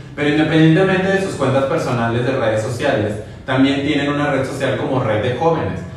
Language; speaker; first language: Spanish; native; Spanish